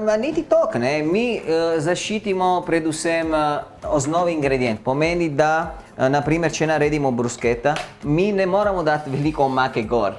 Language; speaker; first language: Slovenian; non-native, learner; Italian